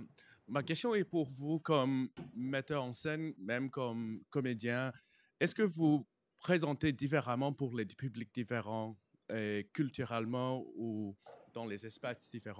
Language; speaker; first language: French; non-native, fluent; English